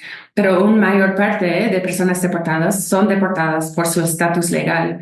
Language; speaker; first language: Spanish; non-native, fluent; English